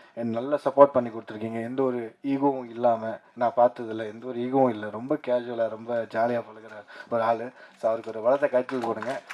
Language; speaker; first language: Tamil; early bilingual, heritage; Tamil